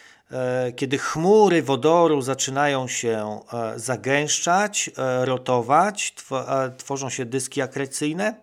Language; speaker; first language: Polish; native; Polish